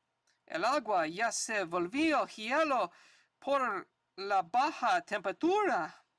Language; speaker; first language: Spanish; non-native, learner; English